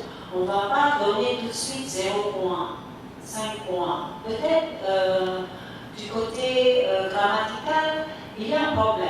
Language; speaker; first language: French; non-native, fluent; Indonesian